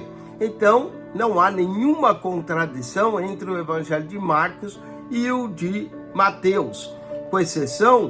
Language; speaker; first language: Portuguese; native; Portuguese